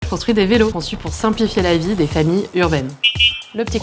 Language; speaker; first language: French; native; French